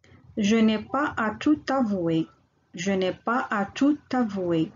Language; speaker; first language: French; non-native, local second language; Arabic